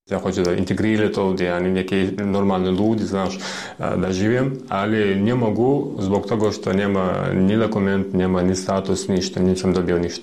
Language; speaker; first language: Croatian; non-native, learner; Russian